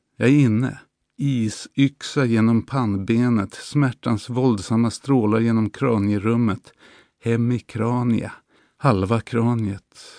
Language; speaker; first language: Swedish; native; Swedish